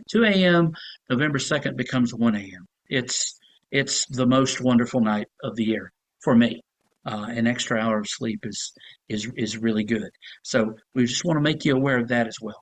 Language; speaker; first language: English; native; English